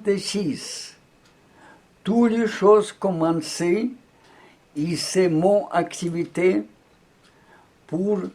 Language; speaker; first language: French; non-native, learner; Russian